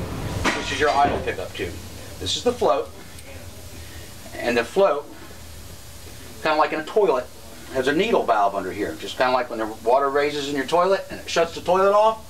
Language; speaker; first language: English; native; English